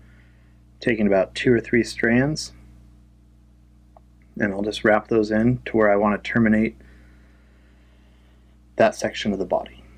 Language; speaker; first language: English; native; English